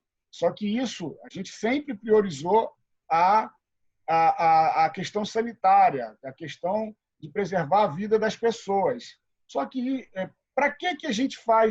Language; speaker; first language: Portuguese; native; Portuguese